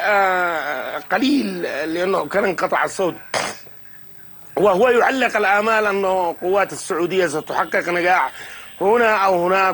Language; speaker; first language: Arabic; native; Arabic